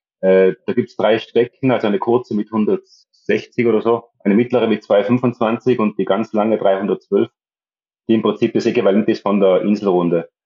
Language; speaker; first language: German; native; German